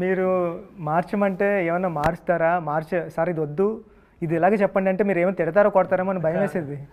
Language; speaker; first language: Telugu; native; Telugu